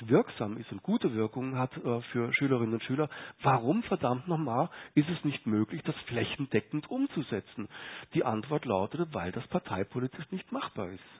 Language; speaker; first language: German; native; German